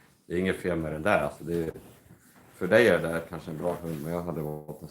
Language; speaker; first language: Swedish; non-native, fluent; English